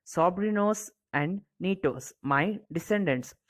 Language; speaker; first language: English; non-native, local second language; Kannada